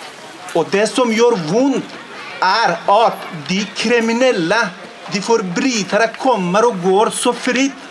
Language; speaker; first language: Norwegian; non-native, learner; Persian